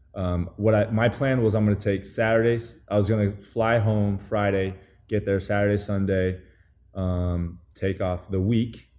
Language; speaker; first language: English; early bilingual, other home language; Chinese